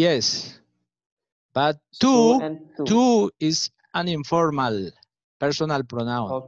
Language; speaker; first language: English; non-native, learner; Spanish